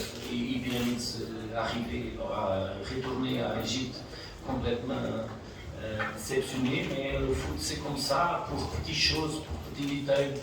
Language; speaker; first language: French; non-native, fluent; Portuguese